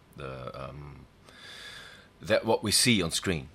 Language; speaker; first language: English; non-native, fluent; German